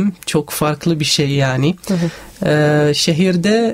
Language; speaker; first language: Turkish; non-native, learner; Arabic